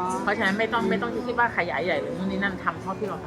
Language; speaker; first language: Thai; native; Thai